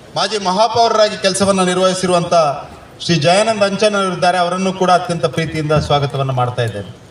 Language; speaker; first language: Kannada; non-native, local second language; Tulu